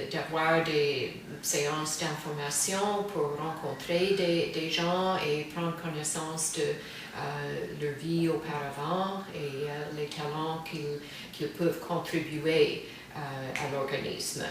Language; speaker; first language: French; non-native, fluent; English